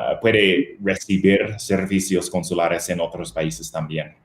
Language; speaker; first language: Spanish; non-native, fluent; English